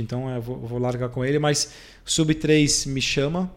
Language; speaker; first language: Portuguese; non-native, fluent; Dutch